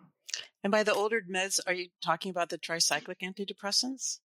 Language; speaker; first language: English; native; English